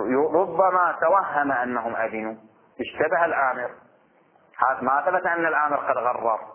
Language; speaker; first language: Arabic; native; Arabic